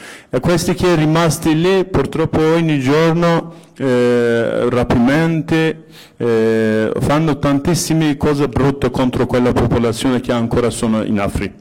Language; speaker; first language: Italian; non-native, fluent; Kurdish